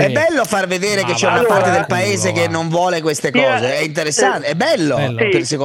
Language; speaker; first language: Italian; native; Italian